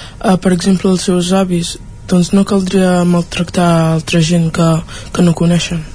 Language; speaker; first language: Catalan; early bilingual, other home language; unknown